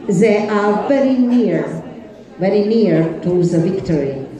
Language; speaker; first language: English; non-native, learner; Latvian